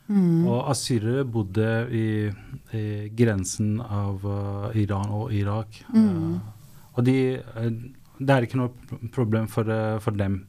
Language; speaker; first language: Norwegian; non-native, fluent; Persian